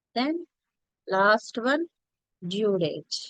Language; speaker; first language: English; non-native, local second language; Telugu